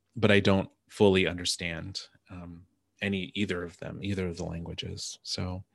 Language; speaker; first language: English; native; English